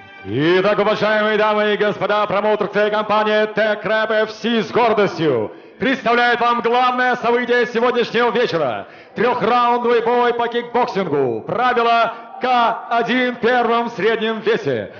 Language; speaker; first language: Russian; native; Russian